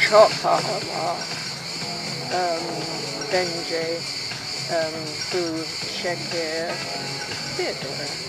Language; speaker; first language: Turkish; non-native, learner; English